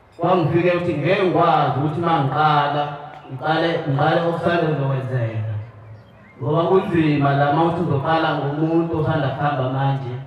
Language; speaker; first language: Zulu; native; Zulu